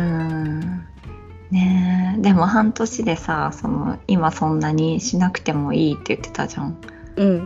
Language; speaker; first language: Japanese; native; Japanese